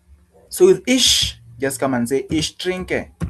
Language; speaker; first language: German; non-native, learner; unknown